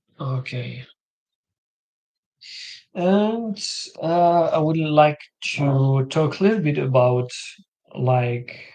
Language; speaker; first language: English; non-native, learner; French